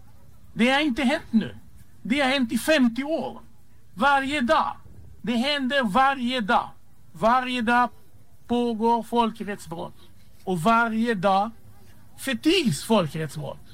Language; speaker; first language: Swedish; non-native, fluent; Hebrew